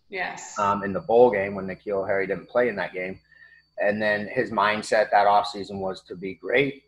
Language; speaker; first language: English; native; English